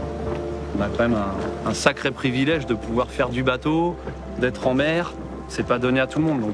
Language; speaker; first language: French; native; French